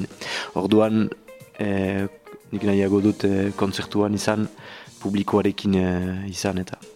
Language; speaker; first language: Basque; non-native, learner; French